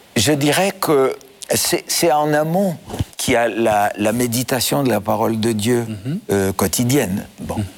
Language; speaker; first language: French; non-native, fluent; Greek